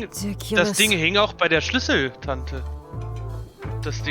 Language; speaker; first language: German; native; German